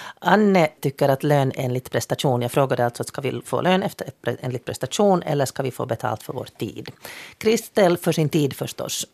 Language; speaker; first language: Swedish; native; Swedish